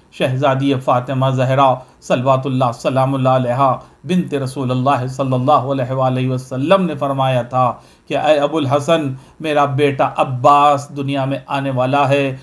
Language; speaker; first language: Urdu; native; Urdu